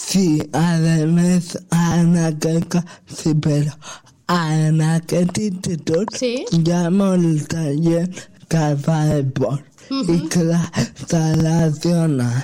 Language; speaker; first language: Catalan; non-native, local second language; Spanish